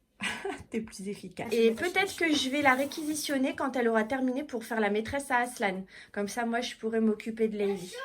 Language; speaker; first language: French; native; French